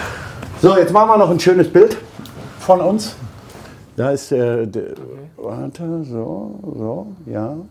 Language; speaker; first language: German; native; German